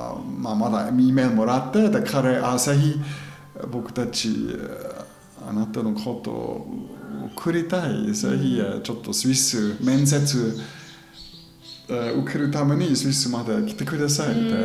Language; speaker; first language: Japanese; non-native, fluent; German